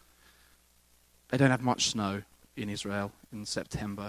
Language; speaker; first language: English; native; English